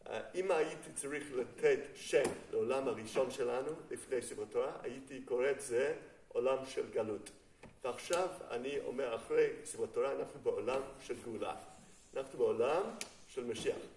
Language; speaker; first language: Hebrew; non-native, fluent; English